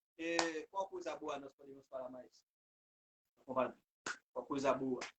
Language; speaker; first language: Portuguese; non-native, learner; Haitian Creole